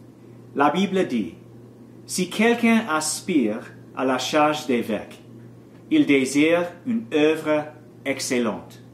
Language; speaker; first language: French; non-native, learner; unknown